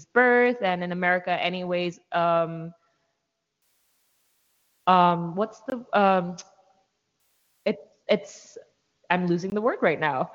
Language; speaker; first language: English; non-native, local second language; Hindi